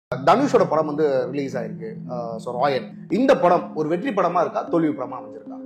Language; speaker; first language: Tamil; native; Tamil